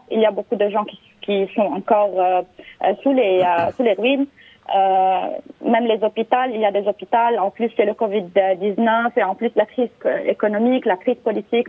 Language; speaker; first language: French; non-native, local second language; Arabic